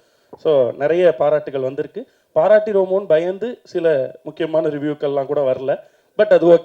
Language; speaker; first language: Tamil; native; Tamil